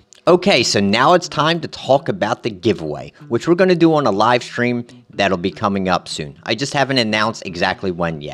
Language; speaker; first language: English; native; English